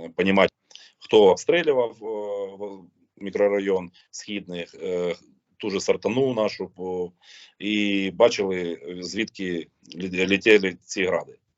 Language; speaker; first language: Ukrainian; non-native, local second language; Russian